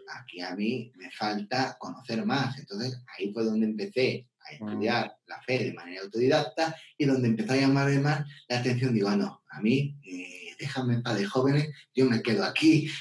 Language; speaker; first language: Spanish; native; Spanish